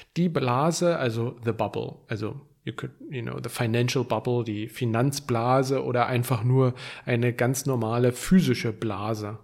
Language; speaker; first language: German; native; German